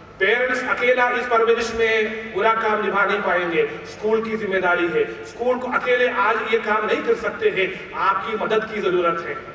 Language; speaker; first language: Hindi; non-native, local second language; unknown